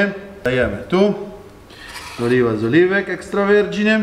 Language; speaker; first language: Polish; non-native, learner; Italian